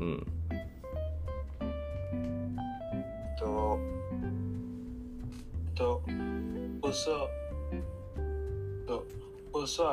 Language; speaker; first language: Japanese; non-native, learner; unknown